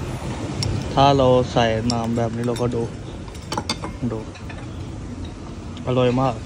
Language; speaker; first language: Thai; non-native, fluent; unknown